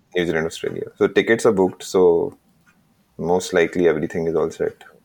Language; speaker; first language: English; non-native, local second language; Hindi